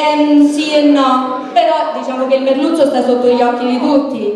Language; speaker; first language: Italian; native; Italian